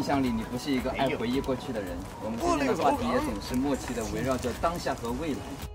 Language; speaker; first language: Chinese; native; Chinese